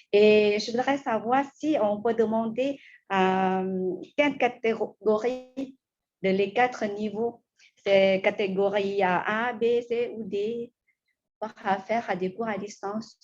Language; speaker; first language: French; non-native, fluent; Lao